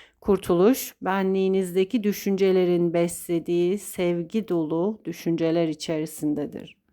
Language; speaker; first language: Turkish; native; Turkish